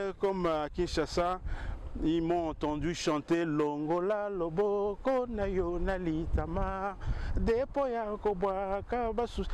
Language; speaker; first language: French; non-native, local second language; Lingala